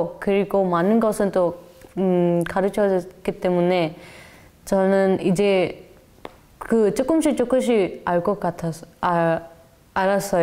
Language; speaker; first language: Korean; non-native, learner; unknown